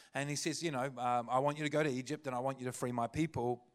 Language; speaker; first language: English; native; English